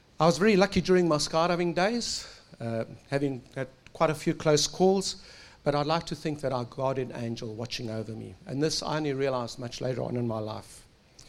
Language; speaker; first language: English; native; English